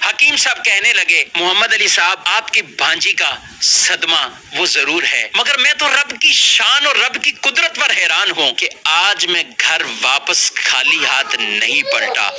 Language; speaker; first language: Urdu; native; Urdu